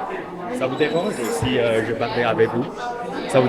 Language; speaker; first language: French; non-native, learner; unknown